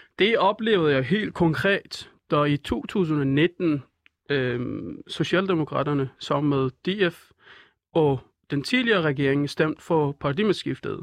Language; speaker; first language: Danish; non-native, fluent; Persian